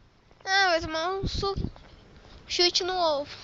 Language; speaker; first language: Portuguese; native; Portuguese